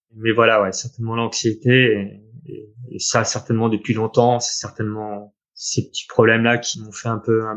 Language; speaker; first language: French; native; French